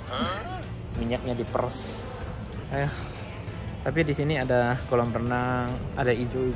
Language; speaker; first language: Indonesian; native; Indonesian